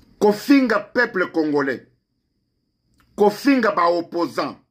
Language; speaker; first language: Lingala; non-native, local second language; Luba-Lulua